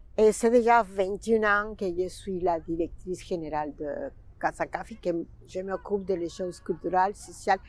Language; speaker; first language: French; non-native, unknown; Spanish